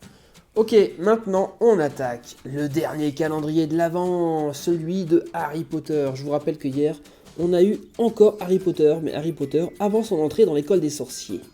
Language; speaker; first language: French; native; French